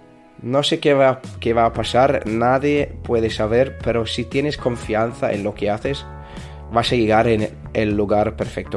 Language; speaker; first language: Spanish; non-native, learner; English